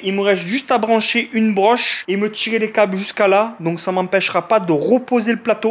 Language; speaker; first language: French; native; French